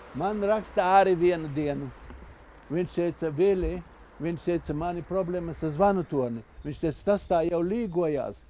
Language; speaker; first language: Latvian; early bilingual, heritage; Latvian